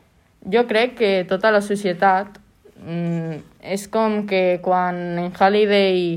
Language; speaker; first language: Catalan; native; Catalan